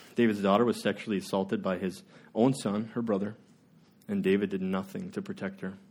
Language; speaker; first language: English; native; English